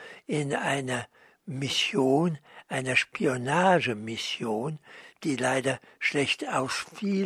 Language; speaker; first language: German; early bilingual, heritage; German